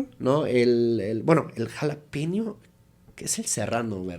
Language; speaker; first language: Spanish; native; Spanish